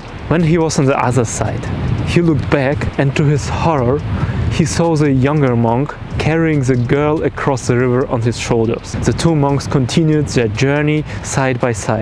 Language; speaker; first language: English; non-native, fluent; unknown